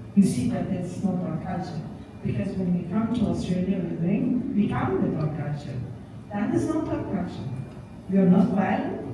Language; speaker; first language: English; non-native, fluent; Persian